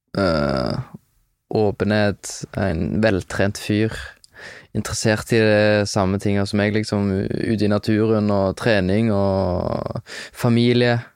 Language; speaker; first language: Norwegian; native; Norwegian